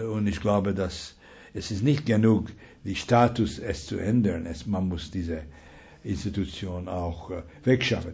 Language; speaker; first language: German; non-native, fluent; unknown